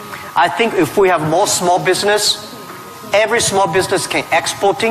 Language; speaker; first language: English; non-native, fluent; Chinese